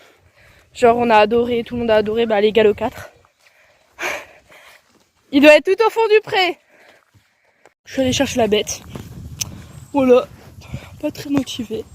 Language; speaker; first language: French; native; French